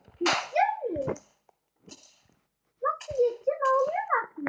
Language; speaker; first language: Turkish; early bilingual, heritage; Turkish